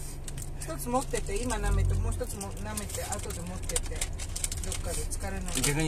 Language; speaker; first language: Japanese; native; Japanese